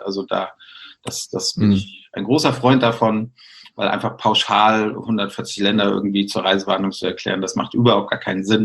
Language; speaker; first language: German; native; German